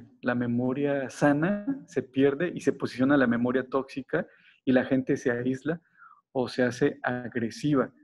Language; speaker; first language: Spanish; native; Spanish